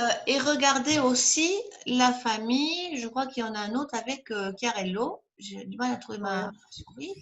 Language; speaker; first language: French; native; French